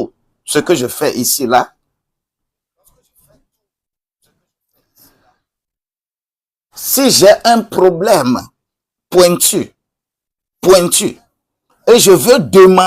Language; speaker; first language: French; non-native, local second language; Ewe